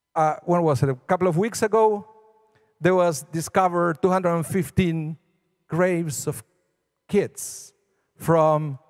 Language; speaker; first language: English; non-native, fluent; Spanish